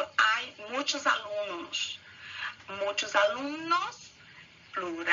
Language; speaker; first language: Spanish; non-native, fluent; Portuguese